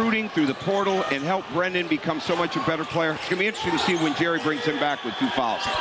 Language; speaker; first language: English; native; English